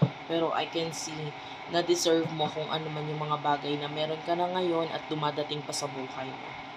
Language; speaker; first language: Filipino; native; Filipino